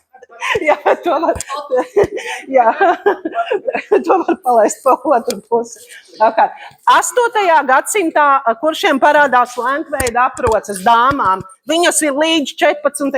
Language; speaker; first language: Latvian; native; Latvian